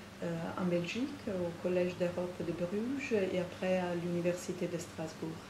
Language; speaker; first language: French; non-native, fluent; Italian